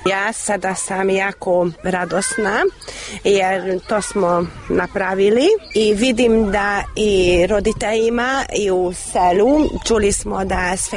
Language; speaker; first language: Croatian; non-native, local second language; Hungarian